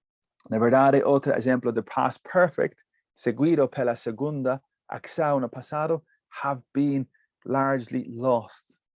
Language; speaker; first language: Portuguese; non-native, learner; English